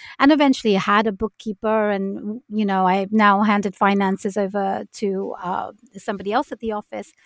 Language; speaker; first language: English; native; English